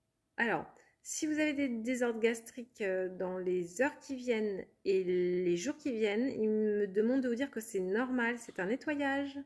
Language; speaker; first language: French; native; French